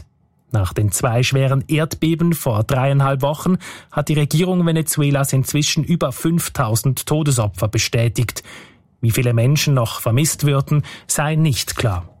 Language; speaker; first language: German; native; German